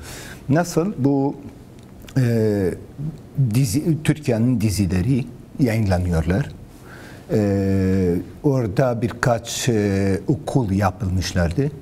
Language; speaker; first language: Turkish; non-native, learner; Kurdish